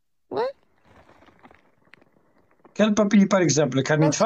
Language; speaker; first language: French; non-native, learner; Arabic